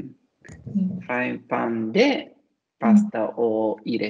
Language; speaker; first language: Japanese; non-native, learner; Italian